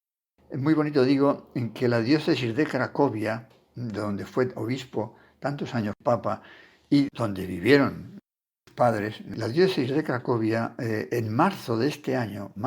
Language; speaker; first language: Spanish; native; Spanish